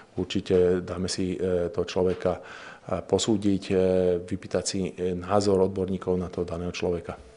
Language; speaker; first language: Slovak; non-native, local second language; Hungarian